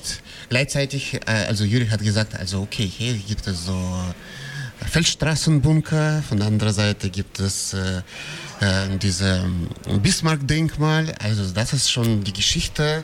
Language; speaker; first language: German; non-native, fluent; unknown